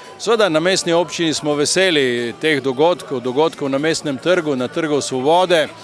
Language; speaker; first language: Slovenian; native; Slovenian